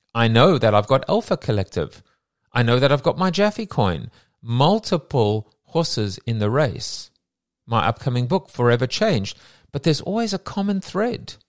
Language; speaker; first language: English; native; English